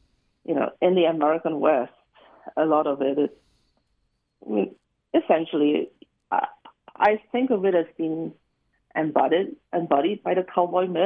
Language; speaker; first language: English; native; English